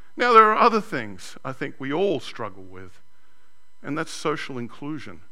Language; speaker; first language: English; native; English